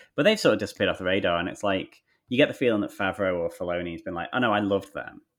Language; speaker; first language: English; native; English